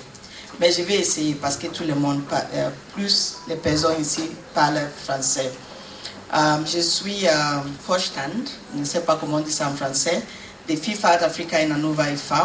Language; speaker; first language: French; non-native, learner; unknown